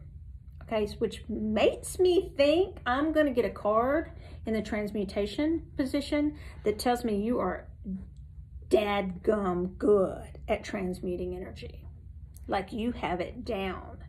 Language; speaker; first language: English; native; English